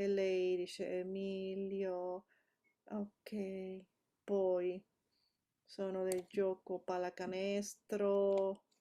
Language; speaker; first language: Italian; non-native, fluent; Spanish